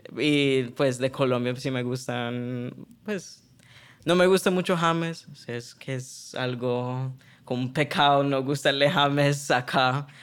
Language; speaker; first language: Spanish; early bilingual, heritage; Spanish